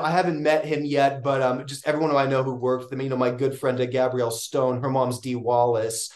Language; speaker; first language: English; native; English